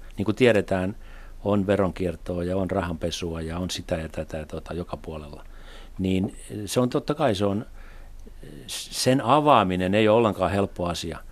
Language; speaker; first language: Finnish; native; Finnish